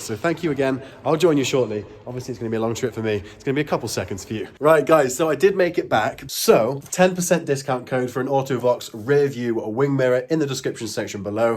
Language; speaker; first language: English; native; English